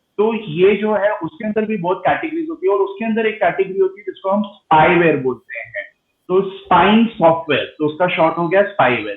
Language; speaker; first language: Hindi; non-native, local second language; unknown